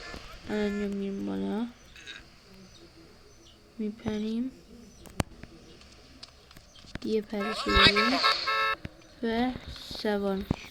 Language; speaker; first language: Persian; native; Persian